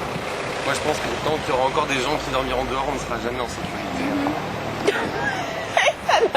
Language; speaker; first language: French; native; French